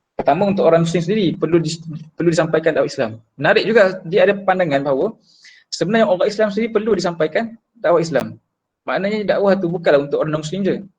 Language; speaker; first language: Malay; native; Malay